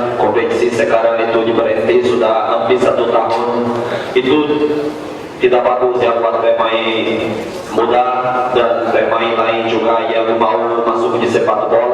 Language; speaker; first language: Indonesian; non-native, fluent; Portuguese